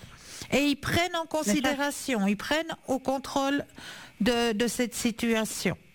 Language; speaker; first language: French; native; French